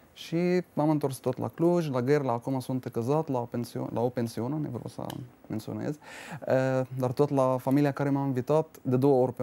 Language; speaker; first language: Romanian; non-native, fluent; Arabic